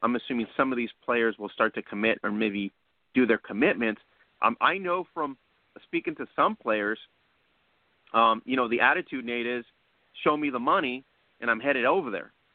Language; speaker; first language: English; early bilingual, other home language; Spanish